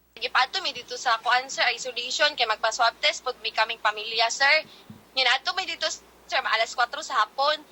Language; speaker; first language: Cebuano; native; Cebuano